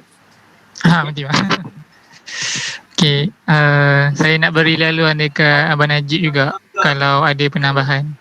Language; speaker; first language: Malay; native; Malay